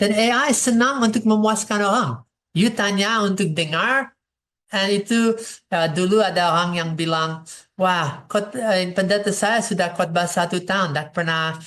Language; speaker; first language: Indonesian; non-native, fluent; English